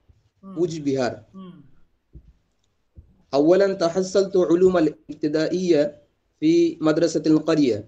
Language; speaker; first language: Arabic; non-native, learner; Bangla